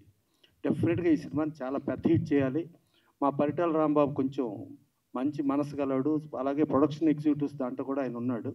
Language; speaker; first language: Telugu; native; Telugu